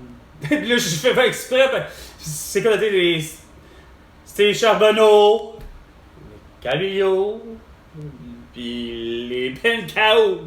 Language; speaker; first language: French; native; French